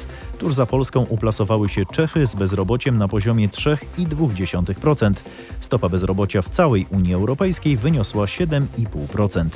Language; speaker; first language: Polish; native; Polish